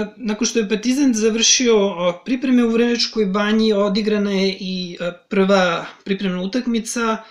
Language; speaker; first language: Serbian; native; Serbian